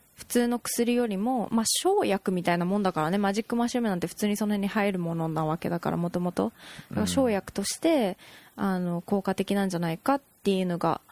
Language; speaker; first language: Japanese; native; Japanese